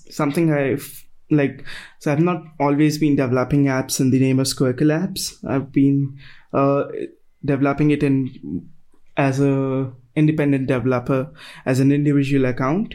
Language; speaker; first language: English; non-native, local second language; Hindi